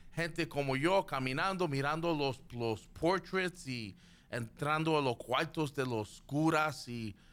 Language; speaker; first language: Spanish; early bilingual, heritage; Spanish